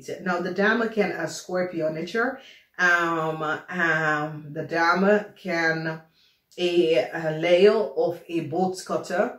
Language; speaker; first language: Dutch; non-native, fluent; English